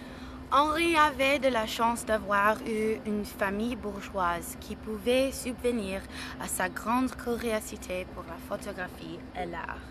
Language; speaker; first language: French; non-native, learner; English